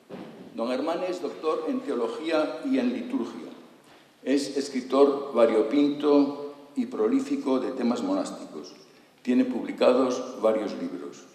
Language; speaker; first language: Spanish; native; Spanish